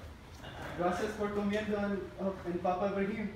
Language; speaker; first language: Spanish; non-native, learner; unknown